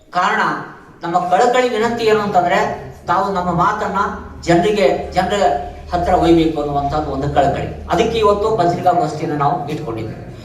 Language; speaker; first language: Kannada; non-native, local second language; Urdu